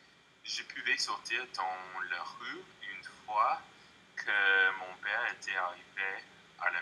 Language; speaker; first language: French; non-native, learner; English